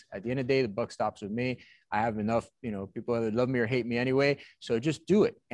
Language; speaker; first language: English; native; English